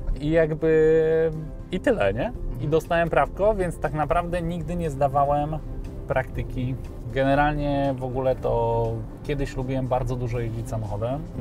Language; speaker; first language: Polish; early bilingual, heritage; Polish